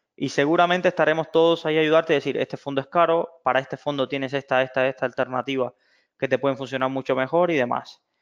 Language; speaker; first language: Spanish; native; Spanish